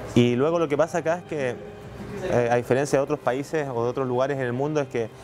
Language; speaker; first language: Spanish; native; Spanish